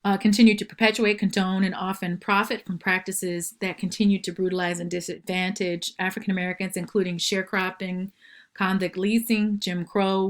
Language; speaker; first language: English; native; English